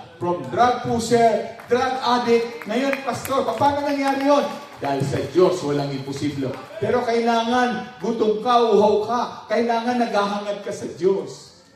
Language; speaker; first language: Filipino; non-native, local second language; Pampanga